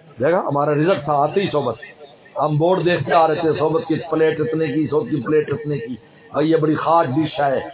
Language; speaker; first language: Urdu; non-native, local second language; Pashto